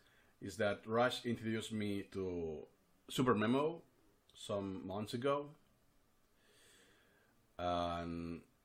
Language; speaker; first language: English; non-native, fluent; Spanish